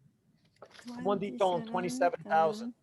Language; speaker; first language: French; non-native, learner; English